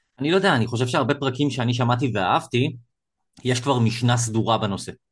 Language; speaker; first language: Hebrew; native; Hebrew